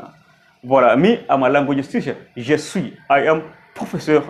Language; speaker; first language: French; non-native, fluent; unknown